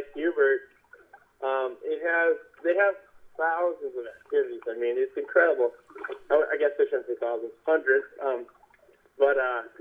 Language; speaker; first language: English; native; English